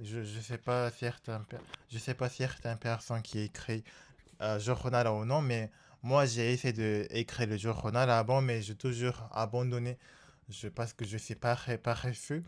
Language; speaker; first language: French; non-native, learner; Japanese